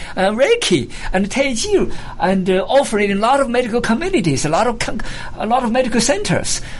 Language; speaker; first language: English; non-native, fluent; Chinese